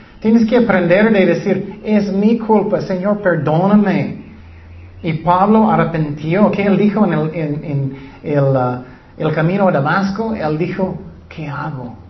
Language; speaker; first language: Spanish; non-native, learner; English